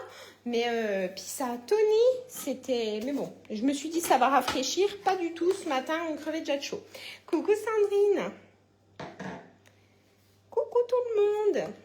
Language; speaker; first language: French; native; French